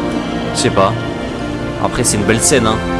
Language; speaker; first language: French; native; French